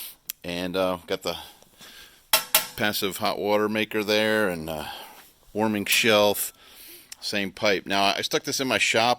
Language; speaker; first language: English; native; English